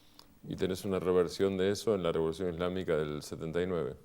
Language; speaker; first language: Spanish; native; Spanish